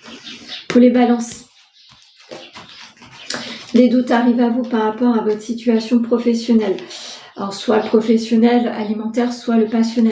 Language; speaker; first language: French; native; French